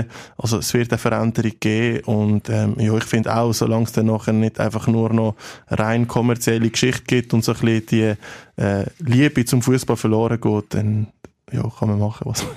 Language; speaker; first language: German; native; German